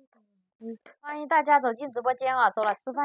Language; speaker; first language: Chinese; native; Chinese